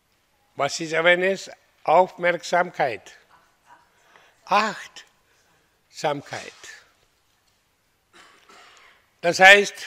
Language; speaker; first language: German; non-native, fluent; Hindi